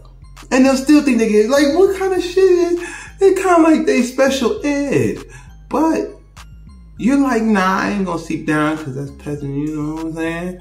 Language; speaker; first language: English; native; English